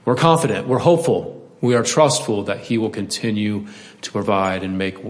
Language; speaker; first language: English; native; English